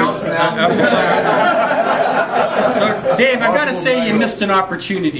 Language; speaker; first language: English; native; English